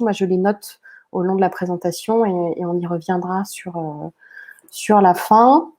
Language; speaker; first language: French; native; French